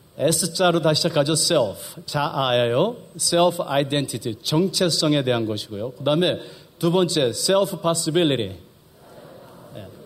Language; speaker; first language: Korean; early bilingual, heritage; Korean